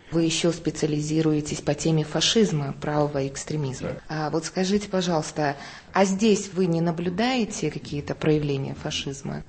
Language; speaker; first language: Russian; native; Russian